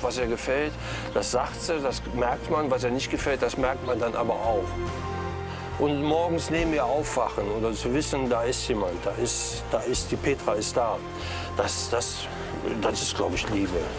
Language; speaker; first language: German; native; German